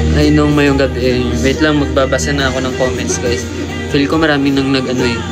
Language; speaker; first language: Filipino; non-native, local second language; Hiligaynon